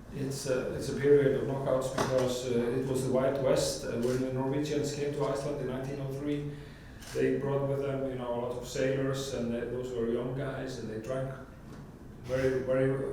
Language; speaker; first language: English; non-native, fluent; Icelandic